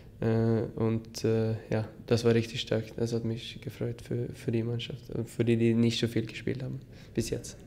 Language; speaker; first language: German; non-native, fluent; Norwegian